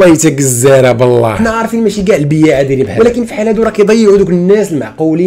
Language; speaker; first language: Arabic; native; Arabic